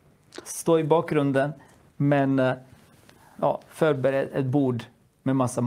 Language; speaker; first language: Swedish; non-native, fluent; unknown